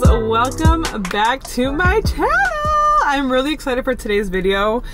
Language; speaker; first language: English; early bilingual, other home language; Spanish